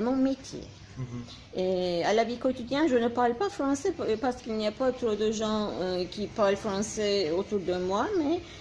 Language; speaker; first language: French; non-native, fluent; Turkish